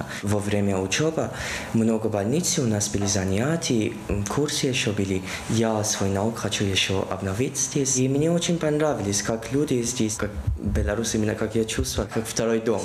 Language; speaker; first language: Russian; non-native, learner; Persian